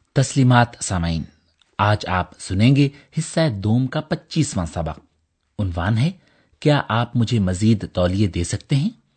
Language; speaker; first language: Urdu; native; Urdu